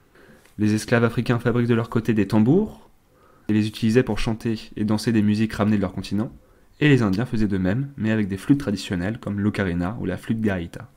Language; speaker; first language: French; native; French